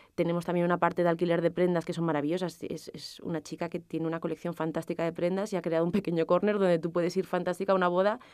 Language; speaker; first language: Spanish; native; Spanish